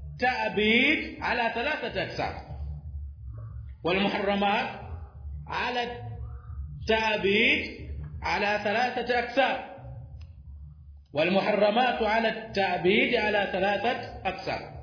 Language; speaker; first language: Arabic; non-native, fluent; Swahili